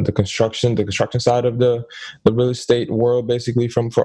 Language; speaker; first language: English; non-native, fluent; Dutch